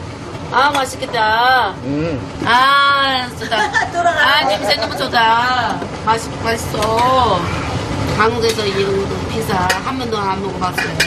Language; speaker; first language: Korean; non-native, learner; Chinese